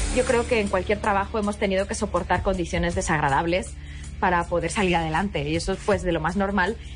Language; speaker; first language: Spanish; native; Spanish